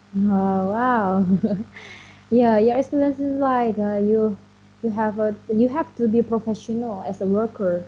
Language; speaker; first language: English; non-native, learner; Indonesian